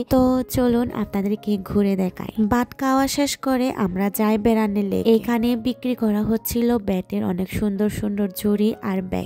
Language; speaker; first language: Bangla; non-native, local second language; Chakma